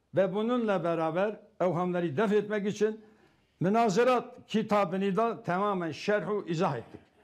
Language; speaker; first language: Turkish; non-native, local second language; Kurdish